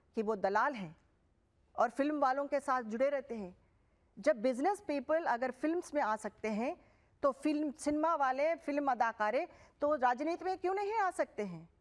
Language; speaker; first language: Hindi; non-native, local second language; Telugu